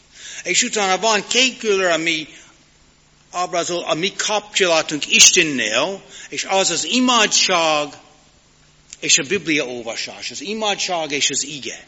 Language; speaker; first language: Hungarian; non-native, learner; English